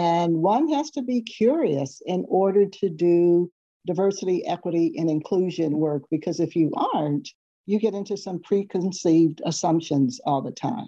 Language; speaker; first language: English; native; English